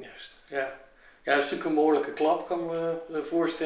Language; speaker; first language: Dutch; native; Dutch